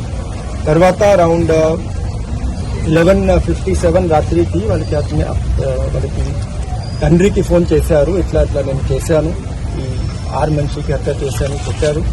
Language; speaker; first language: Telugu; non-native, local second language; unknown